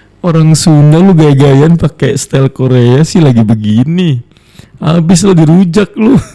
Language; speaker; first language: Indonesian; native; Indonesian